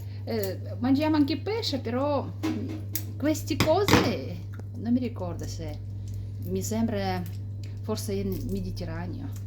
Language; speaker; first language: Italian; non-native, learner; Kazakh